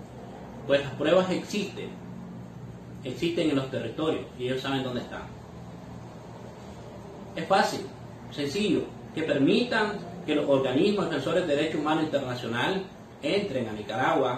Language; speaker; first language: Spanish; native; Spanish